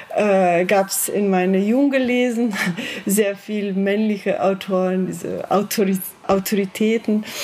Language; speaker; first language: German; non-native, fluent; Slovenian